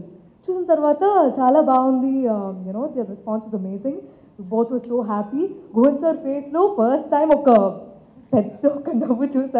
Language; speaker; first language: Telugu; non-native, local second language; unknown